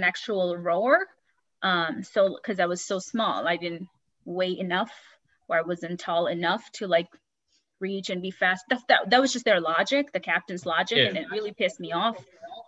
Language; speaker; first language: English; non-native, local second language; Sylheti